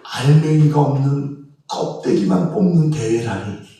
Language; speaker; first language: Korean; native; Korean